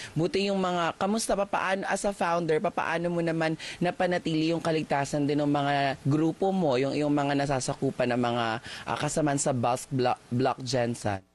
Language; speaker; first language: Filipino; native; Filipino